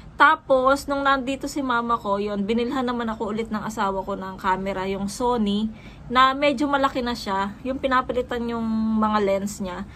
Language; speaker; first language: Filipino; native; Filipino